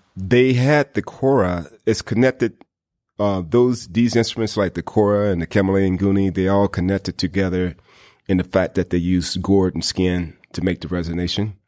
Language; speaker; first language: English; native; English